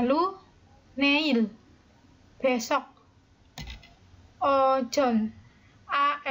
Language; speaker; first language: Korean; non-native, fluent; Indonesian